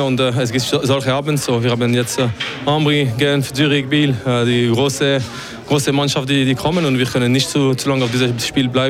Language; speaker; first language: German; non-native, local second language; French